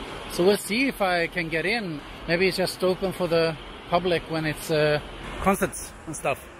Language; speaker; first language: English; non-native, fluent; Swedish